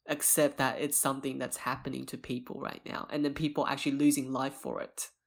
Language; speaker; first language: English; early bilingual, other home language; Chinese